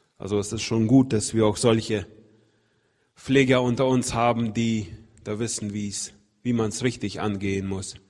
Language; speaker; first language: German; non-native, fluent; Russian